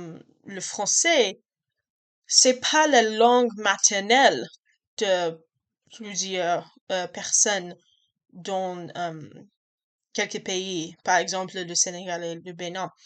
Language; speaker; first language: French; non-native, learner; English